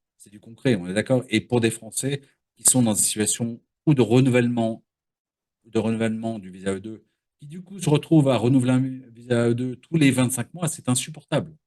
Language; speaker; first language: French; native; French